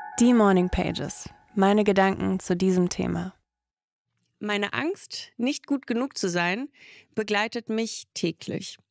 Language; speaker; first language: German; early bilingual, other home language; Russian